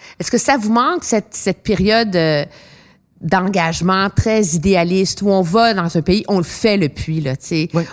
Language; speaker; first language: French; native; French